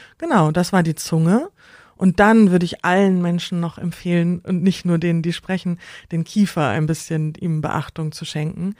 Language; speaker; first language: German; native; German